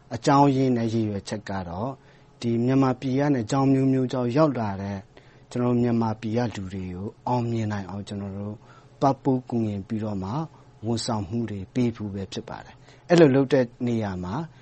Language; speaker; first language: Burmese; non-native, local second language; Hakha Chin